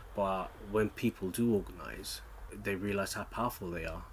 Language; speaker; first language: English; native; English